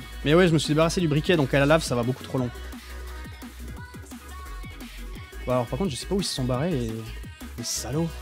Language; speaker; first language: French; native; French